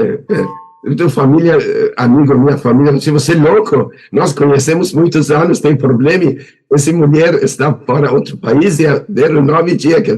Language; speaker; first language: Portuguese; non-native, learner; Persian